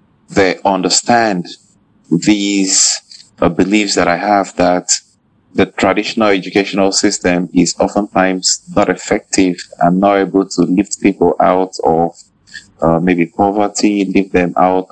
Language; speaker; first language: English; non-native, local second language; Igbo